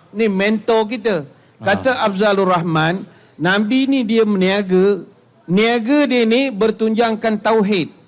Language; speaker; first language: Malay; native; Malay